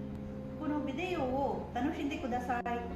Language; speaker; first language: Japanese; non-native, learner; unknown